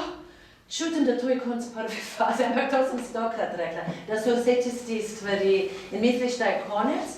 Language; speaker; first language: Slovenian; non-native, fluent; English